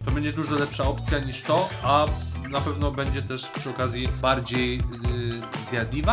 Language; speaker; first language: Polish; native; Polish